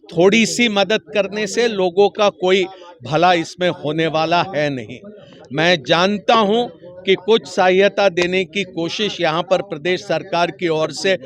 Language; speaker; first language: Hindi; non-native, local second language; Gujarati